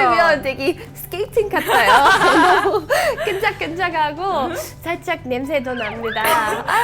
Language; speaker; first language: Korean; non-native, learner; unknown